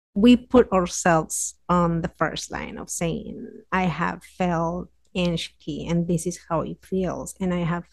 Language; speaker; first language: English; non-native, fluent; Spanish